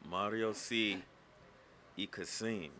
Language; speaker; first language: Portuguese; non-native, learner; English